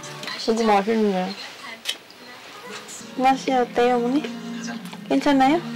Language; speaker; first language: Korean; non-native, learner; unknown